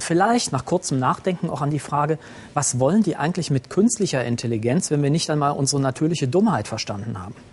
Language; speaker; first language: German; native; German